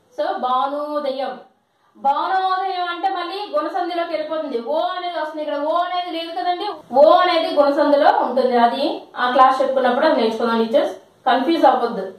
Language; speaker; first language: Telugu; non-native, local second language; Lambadi